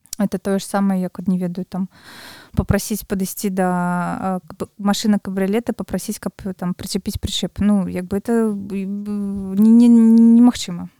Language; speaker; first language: Belarusian; non-native, local second language; Russian